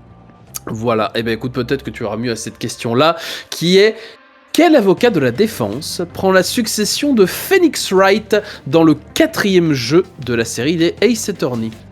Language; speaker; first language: French; native; French